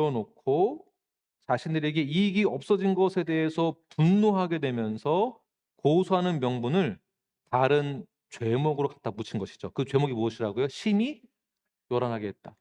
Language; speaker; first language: Korean; native; Korean